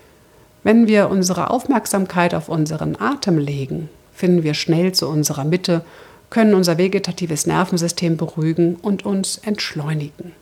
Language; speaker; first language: German; native; German